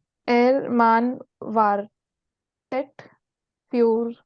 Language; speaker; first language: German; non-native, learner; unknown